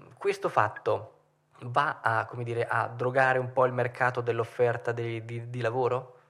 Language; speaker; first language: Italian; native; Italian